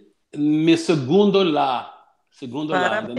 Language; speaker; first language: Portuguese; non-native, learner; English